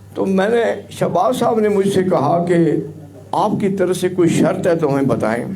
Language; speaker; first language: Urdu; non-native, local second language; Punjabi